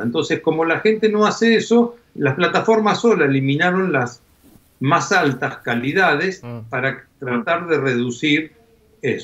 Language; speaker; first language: Spanish; native; Spanish